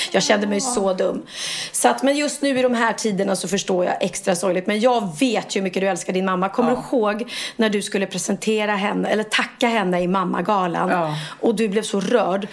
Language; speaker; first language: Swedish; native; Swedish